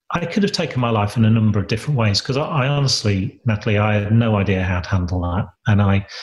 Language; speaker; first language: English; native; English